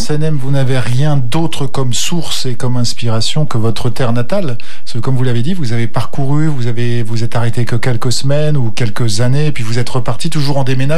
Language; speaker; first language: French; native; French